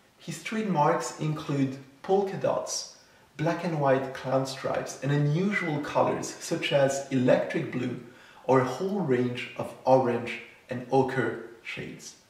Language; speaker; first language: English; non-native, fluent; French